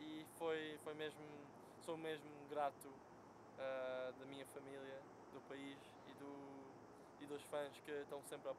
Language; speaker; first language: Portuguese; non-native, fluent; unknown